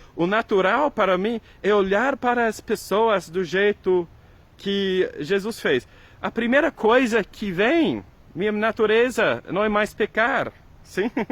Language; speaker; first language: Portuguese; non-native, fluent; English